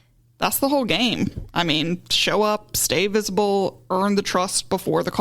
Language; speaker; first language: English; native; English